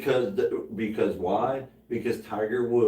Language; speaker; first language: English; native; English